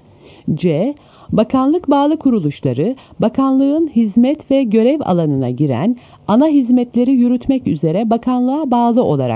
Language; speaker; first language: Turkish; native; Turkish